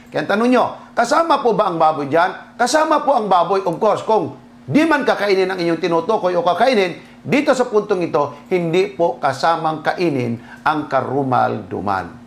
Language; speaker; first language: Filipino; native; Filipino